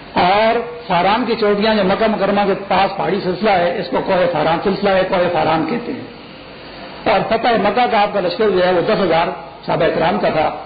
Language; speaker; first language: Urdu; non-native, local second language; Pashto